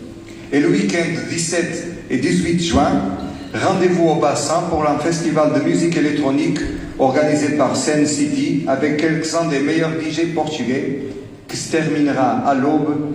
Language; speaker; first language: French; non-native, fluent; Portuguese